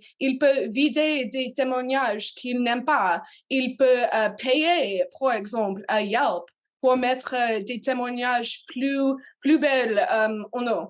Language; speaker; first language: French; non-native, learner; English